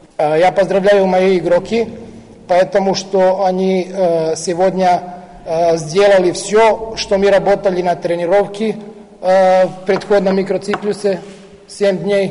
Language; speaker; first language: Russian; non-native, learner; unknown